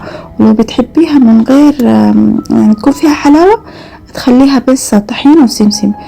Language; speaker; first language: Arabic; native; Arabic